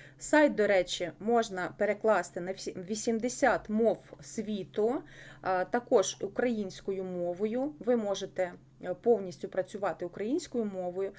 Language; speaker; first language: Ukrainian; non-native, local second language; Russian